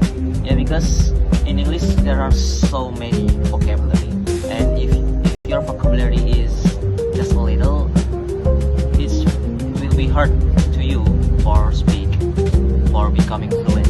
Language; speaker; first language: English; non-native, fluent; Indonesian